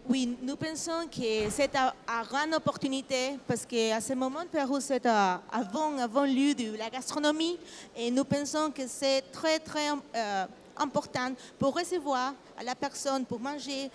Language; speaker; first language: French; non-native, learner; Spanish